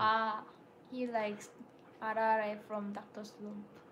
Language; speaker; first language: English; non-native, learner; Korean